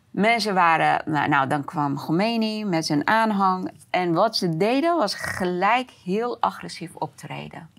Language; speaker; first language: Dutch; non-native, fluent; Persian